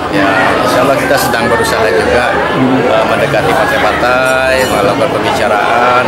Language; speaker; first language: Indonesian; native; Indonesian